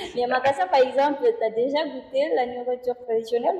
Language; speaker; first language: French; non-native, fluent; Indonesian